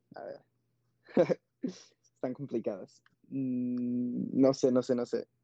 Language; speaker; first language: Spanish; early bilingual, heritage; Spanish